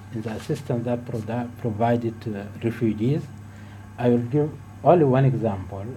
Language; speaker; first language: English; non-native, fluent; Arabic